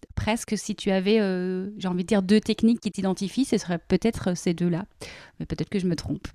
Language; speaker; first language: French; native; French